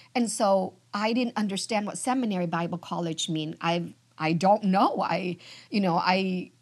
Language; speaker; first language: English; early bilingual, other home language; Vietnamese